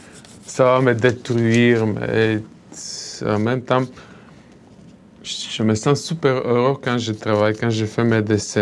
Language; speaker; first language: French; non-native, fluent; Bulgarian